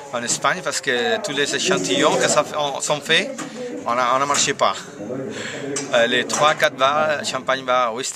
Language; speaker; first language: French; non-native, learner; Spanish